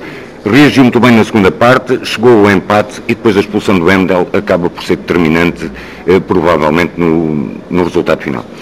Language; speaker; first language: Portuguese; native; Portuguese